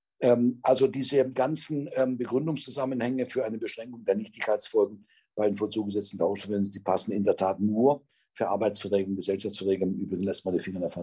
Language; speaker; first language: German; native; German